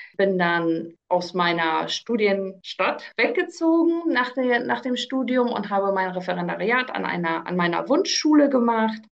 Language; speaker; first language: German; early bilingual, other home language; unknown